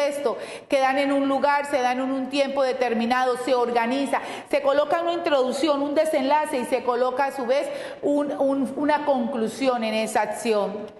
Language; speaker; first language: Spanish; native; Spanish